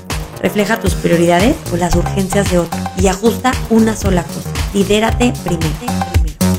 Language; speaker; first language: Spanish; native; Spanish